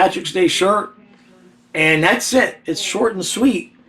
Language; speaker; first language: English; native; English